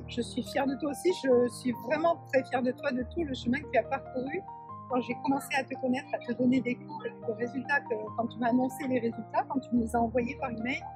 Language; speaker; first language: French; native; French